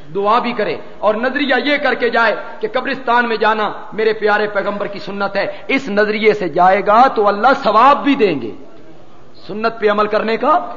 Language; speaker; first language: Urdu; non-native, local second language; Punjabi